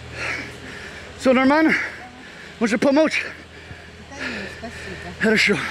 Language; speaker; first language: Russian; non-native, learner; English